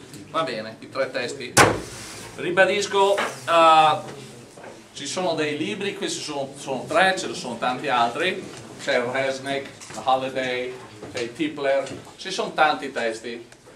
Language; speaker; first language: Italian; non-native, fluent; English